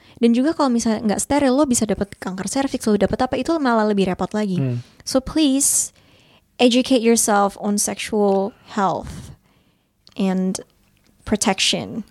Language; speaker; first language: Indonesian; native; Indonesian